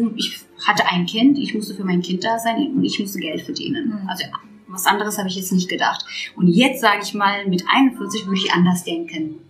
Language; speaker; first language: German; non-native, fluent; Turkish